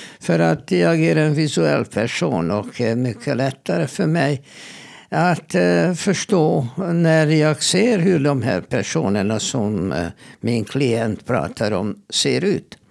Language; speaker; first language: Swedish; non-native, fluent; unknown